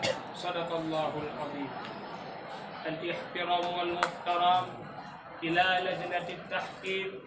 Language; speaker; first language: Arabic; non-native, learner; Achinese